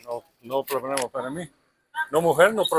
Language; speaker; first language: Spanish; non-native, learner; English